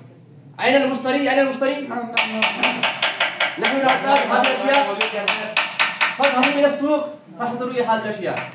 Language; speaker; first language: Arabic; non-native, learner; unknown